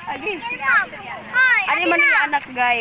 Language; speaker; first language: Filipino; non-native, local second language; Waray